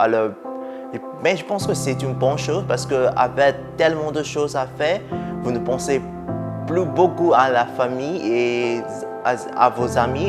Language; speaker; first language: French; non-native, fluent; Burmese